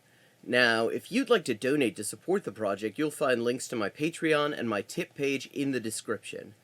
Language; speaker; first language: English; native; English